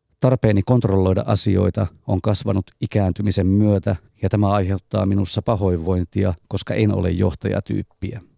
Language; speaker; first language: Finnish; native; Finnish